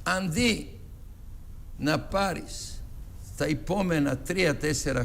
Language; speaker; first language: Greek; non-native, fluent; Serbian